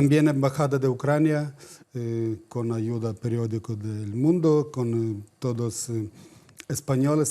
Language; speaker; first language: Spanish; non-native, fluent; Ukrainian